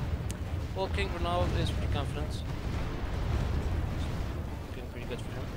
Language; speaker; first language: English; native; English